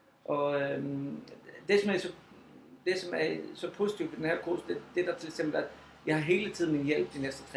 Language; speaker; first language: Danish; non-native, fluent; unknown